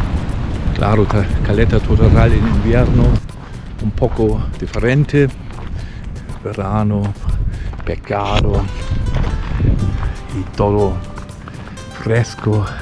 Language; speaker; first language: Spanish; non-native, fluent; German